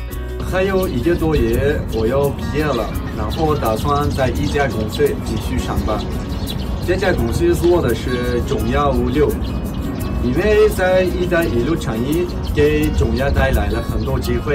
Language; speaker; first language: Chinese; non-native, fluent; Tajik